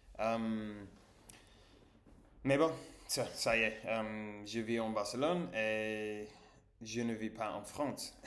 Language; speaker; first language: French; non-native, learner; English